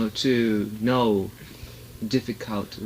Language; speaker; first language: English; non-native, learner; Japanese